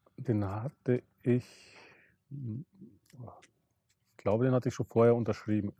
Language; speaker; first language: German; early bilingual, other home language; Russian